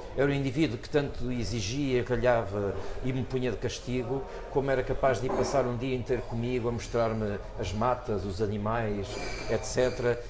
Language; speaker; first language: Portuguese; native; Portuguese